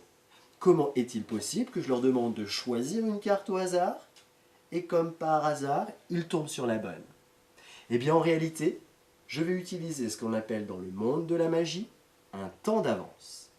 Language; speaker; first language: French; native; French